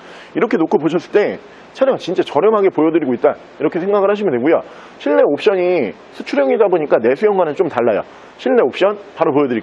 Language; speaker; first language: Korean; native; Korean